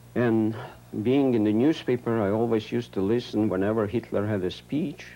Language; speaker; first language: English; non-native, fluent; Yiddish